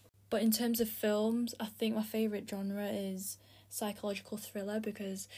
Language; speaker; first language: English; early bilingual, other home language; Filipino